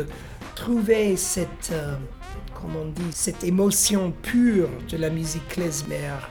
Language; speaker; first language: French; non-native, fluent; English